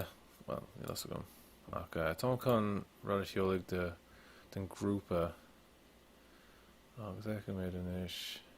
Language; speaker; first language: Irish; non-native, local second language; English